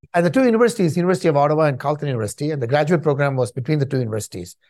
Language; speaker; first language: English; non-native, local second language; Tamil